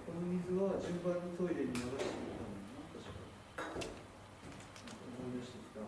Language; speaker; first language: Japanese; native; Japanese